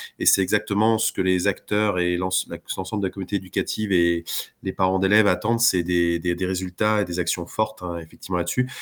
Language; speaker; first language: French; native; French